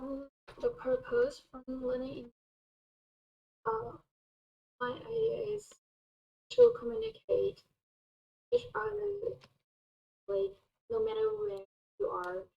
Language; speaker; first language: English; non-native, fluent; Thai